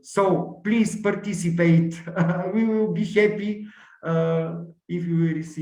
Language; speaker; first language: English; non-native, learner; Bulgarian